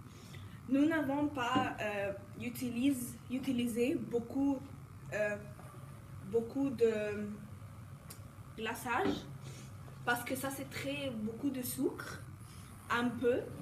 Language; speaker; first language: French; non-native, learner; English